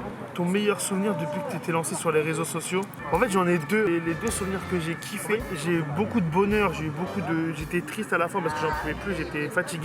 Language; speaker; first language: French; native; French